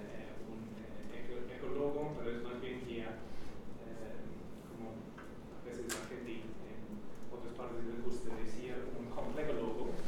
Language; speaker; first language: Spanish; non-native, fluent; English